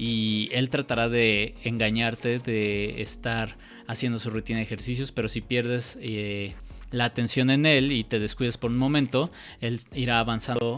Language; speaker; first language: Spanish; native; Spanish